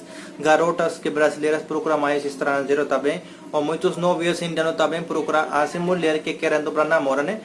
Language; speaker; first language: Portuguese; non-native, learner; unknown